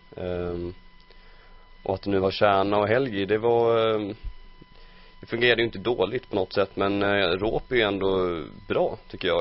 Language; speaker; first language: Swedish; native; Swedish